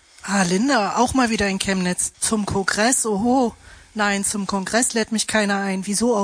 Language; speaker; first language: German; native; German